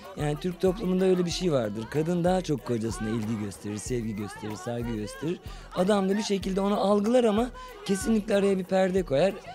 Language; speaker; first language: Turkish; native; Turkish